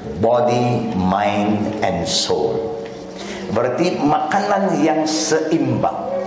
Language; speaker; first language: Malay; non-native, local second language; Chinese